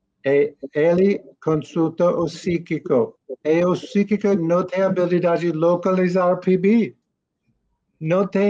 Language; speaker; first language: Portuguese; non-native, learner; English